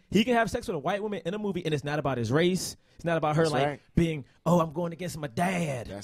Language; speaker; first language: English; native; English